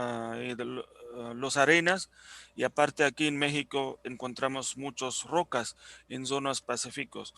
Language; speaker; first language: Spanish; non-native, fluent; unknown